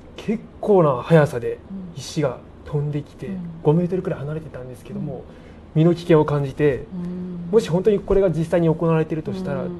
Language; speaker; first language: Japanese; native; Japanese